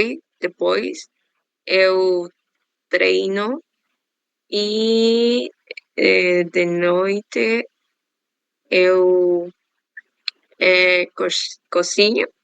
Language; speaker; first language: Portuguese; non-native, learner; Spanish